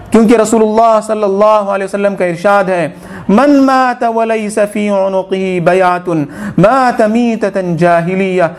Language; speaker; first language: Urdu; native; Urdu